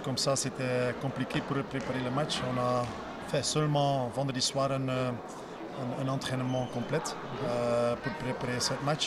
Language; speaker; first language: French; non-native, local second language; Dutch